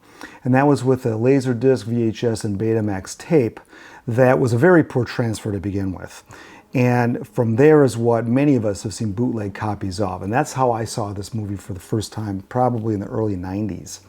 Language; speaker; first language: English; native; English